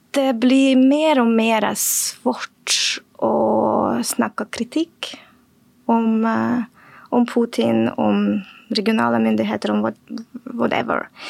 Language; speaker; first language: Norwegian; non-native, fluent; Russian